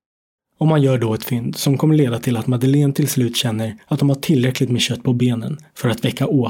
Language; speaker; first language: Swedish; native; Swedish